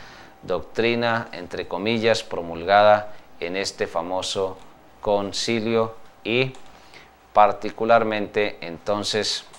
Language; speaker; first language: Spanish; native; Spanish